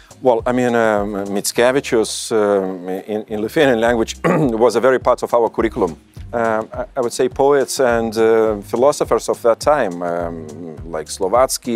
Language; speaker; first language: English; non-native, fluent; Lithuanian